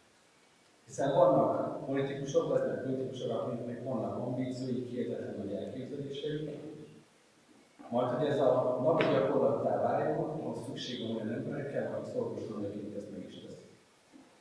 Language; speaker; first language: Hungarian; native; Hungarian